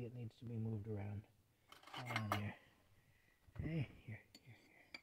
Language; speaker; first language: English; native; English